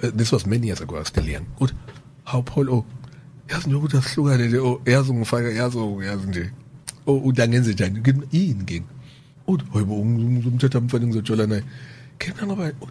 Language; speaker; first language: English; non-native, local second language; Zulu